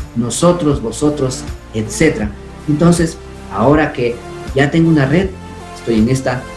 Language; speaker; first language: Spanish; non-native, local second language; Quechua